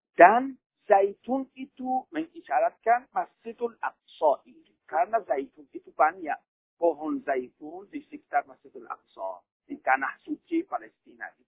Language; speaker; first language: Indonesian; non-native, fluent; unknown